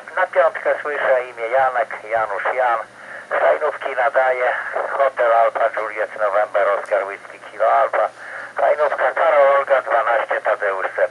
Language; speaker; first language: Polish; native; Polish